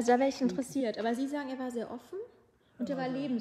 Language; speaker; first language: German; native; German